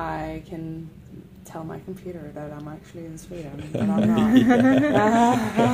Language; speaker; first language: English; non-native, fluent; Swedish